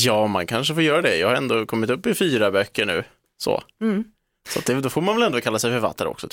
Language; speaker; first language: Swedish; native; Swedish